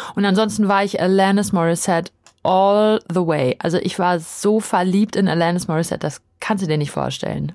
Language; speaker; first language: German; native; German